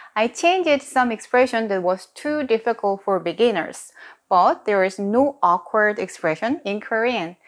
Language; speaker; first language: English; non-native, fluent; Korean